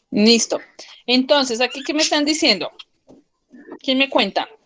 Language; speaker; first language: Spanish; native; Spanish